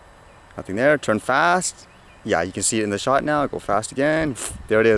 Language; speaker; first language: English; native; English